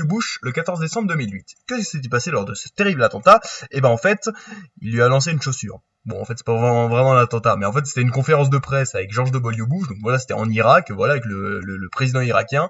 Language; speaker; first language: French; native; French